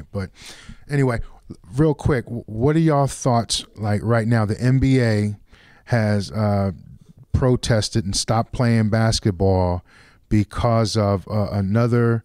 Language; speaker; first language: English; native; English